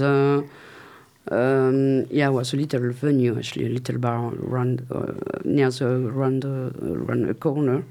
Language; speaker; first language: English; non-native, learner; French